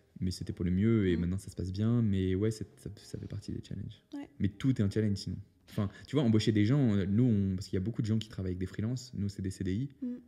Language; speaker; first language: French; native; French